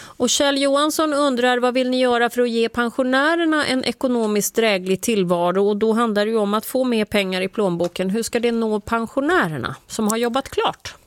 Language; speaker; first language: Swedish; native; Swedish